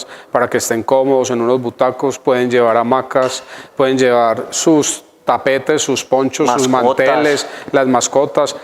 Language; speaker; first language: Spanish; native; Spanish